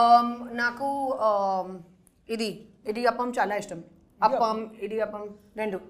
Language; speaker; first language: Telugu; non-native, learner; Hindi